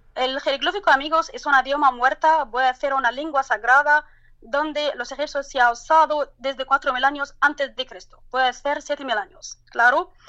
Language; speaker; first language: Spanish; non-native, learner; Arabic